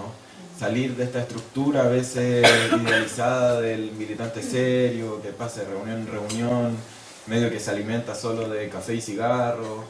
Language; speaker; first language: Spanish; native; Spanish